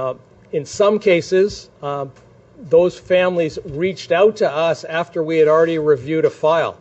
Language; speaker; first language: English; native; English